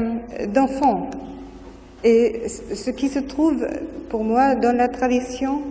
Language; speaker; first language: French; non-native, fluent; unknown